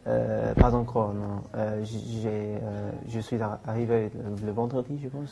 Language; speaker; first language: French; non-native, learner; English